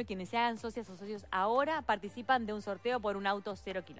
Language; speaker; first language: Spanish; native; Spanish